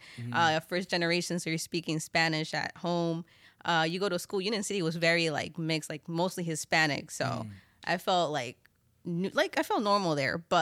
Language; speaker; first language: English; native; English